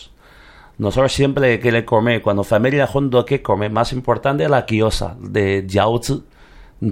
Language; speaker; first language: Spanish; non-native, learner; Chinese